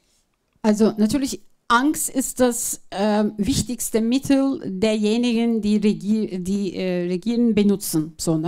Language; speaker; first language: German; non-native, fluent; Turkish